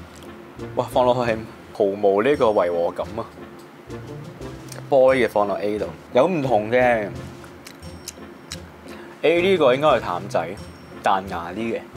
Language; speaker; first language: Chinese; native; Chinese